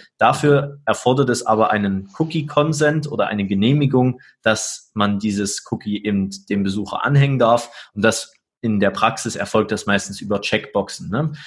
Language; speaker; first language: German; native; German